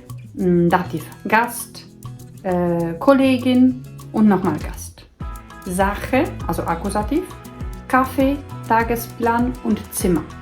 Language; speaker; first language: German; non-native, fluent; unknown